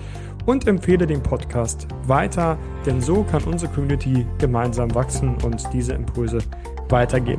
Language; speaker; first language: German; native; German